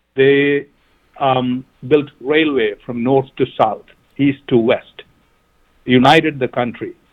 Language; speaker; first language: English; non-native, local second language; Malayalam